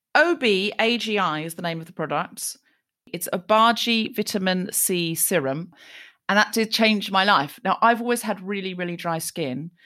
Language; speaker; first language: English; native; English